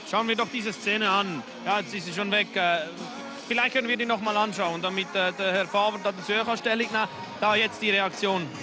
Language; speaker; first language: German; native; German